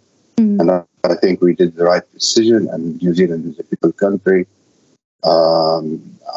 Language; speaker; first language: English; non-native, fluent; Arabic